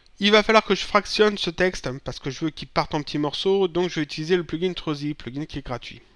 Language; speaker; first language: French; native; French